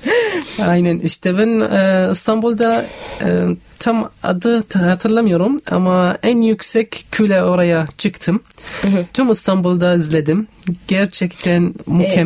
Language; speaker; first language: Turkish; non-native, learner; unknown